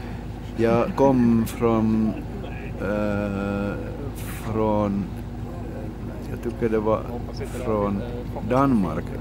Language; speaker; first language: Swedish; non-native, local second language; Finnish